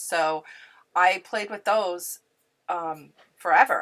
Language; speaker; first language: English; native; English